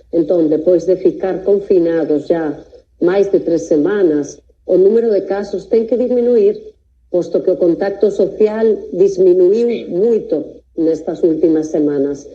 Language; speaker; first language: Portuguese; non-native, fluent; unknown